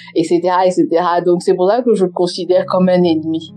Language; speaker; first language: French; native; French